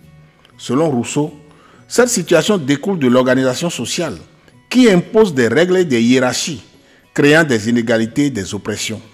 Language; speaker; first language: French; non-native, local second language; Ewe